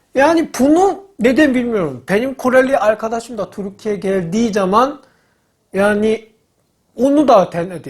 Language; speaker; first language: Turkish; non-native, learner; Korean